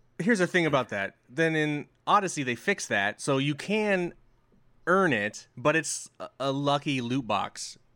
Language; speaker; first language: English; native; English